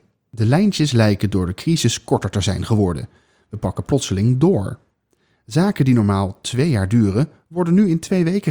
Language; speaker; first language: Dutch; native; Dutch